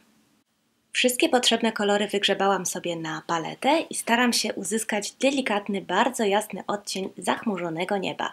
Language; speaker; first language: Polish; native; Polish